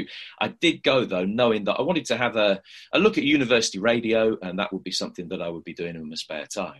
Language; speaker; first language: English; native; English